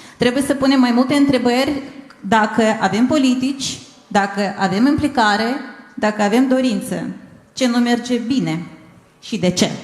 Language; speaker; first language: Romanian; non-native, local second language; Gagauz